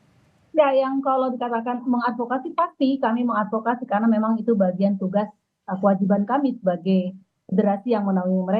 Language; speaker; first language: Indonesian; native; Indonesian